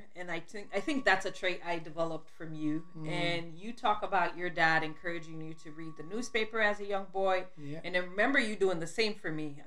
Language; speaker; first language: English; non-native, local second language; Krio